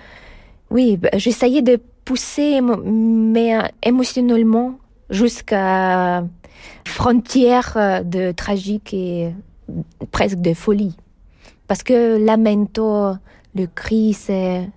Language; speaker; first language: French; non-native, fluent; Russian